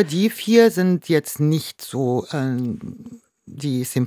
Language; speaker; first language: German; non-native, fluent; Arabic